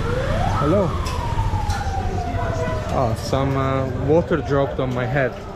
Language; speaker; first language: English; non-native, fluent; Azerbaijani